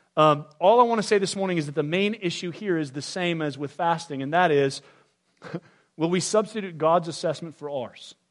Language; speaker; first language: English; native; English